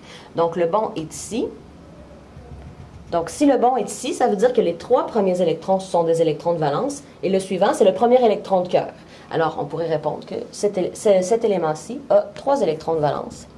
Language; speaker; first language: French; native; French